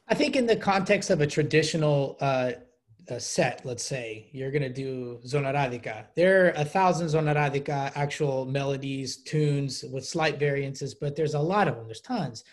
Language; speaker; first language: English; early bilingual, other home language; Greek